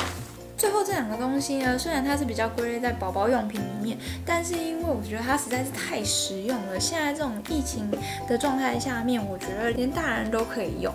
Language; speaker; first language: Chinese; native; Chinese